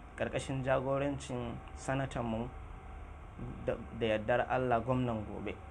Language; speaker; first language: Hausa; native; Hausa